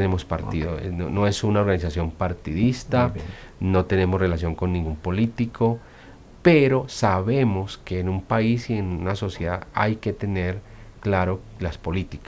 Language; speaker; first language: Spanish; native; Spanish